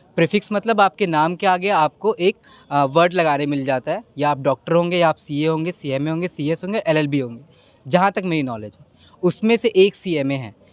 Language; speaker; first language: Hindi; native; Hindi